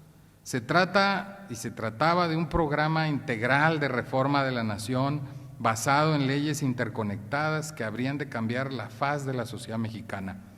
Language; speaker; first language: Spanish; native; Spanish